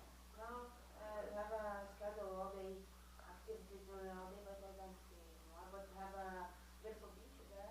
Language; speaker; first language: English; non-native, learner; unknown